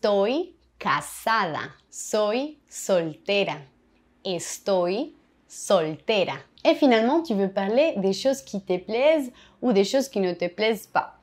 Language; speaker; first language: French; non-native, fluent; Spanish